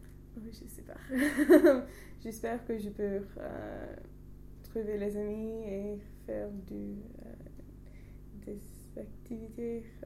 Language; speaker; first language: French; non-native, learner; English